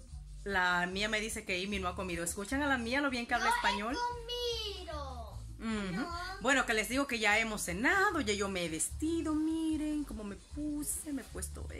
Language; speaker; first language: Spanish; native; Spanish